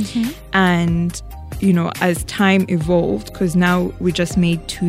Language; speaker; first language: English; non-native, local second language; Ganda